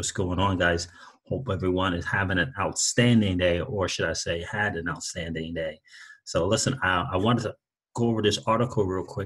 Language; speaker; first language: English; native; English